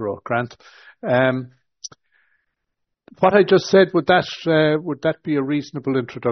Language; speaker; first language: English; native; English